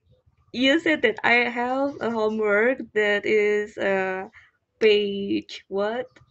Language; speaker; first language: English; non-native, learner; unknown